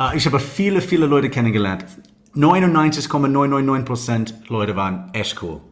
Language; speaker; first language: German; non-native, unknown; English